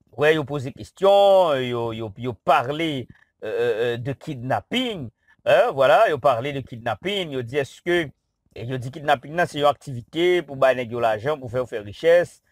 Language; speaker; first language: French; non-native, local second language; Haitian Creole